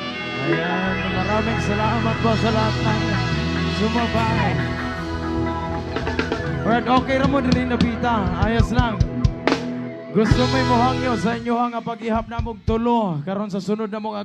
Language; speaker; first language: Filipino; non-native, local second language; Cebuano